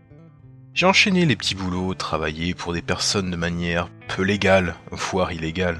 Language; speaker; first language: French; native; French